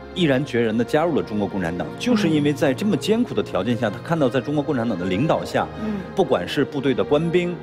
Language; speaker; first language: Chinese; native; Chinese